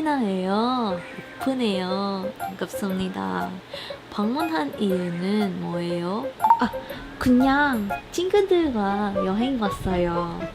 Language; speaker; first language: Korean; non-native, learner; Filipino